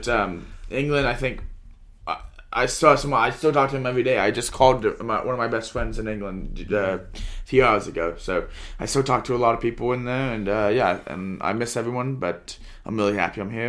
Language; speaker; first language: English; native; English